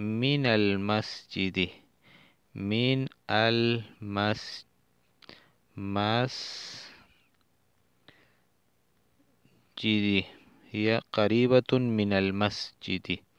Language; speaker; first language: Arabic; non-native, learner; Spanish